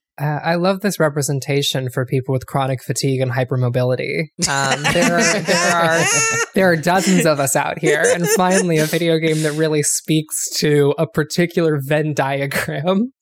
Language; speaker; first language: English; native; English